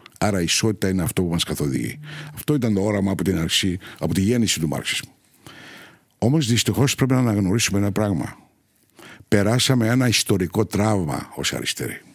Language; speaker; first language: Greek; non-native, local second language; Turkish